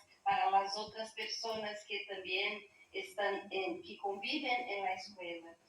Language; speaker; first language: Spanish; non-native, learner; Portuguese